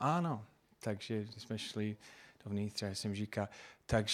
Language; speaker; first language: Czech; non-native, fluent; English